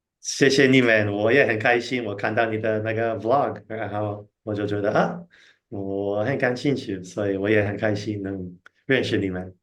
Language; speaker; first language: Chinese; non-native, fluent; English